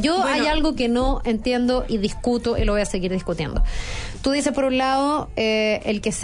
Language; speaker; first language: Spanish; native; Spanish